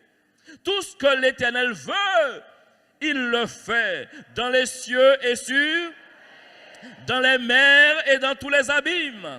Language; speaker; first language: French; native; French